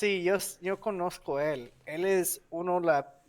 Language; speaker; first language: Spanish; non-native, learner; English